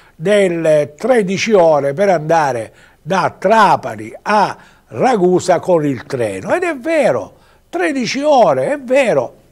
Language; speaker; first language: Italian; native; Italian